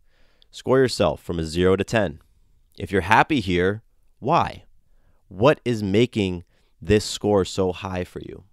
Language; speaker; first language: English; native; English